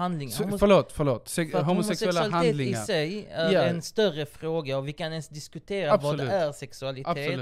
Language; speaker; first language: Swedish; native; Swedish